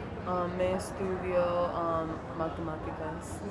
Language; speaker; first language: Spanish; non-native, learner; English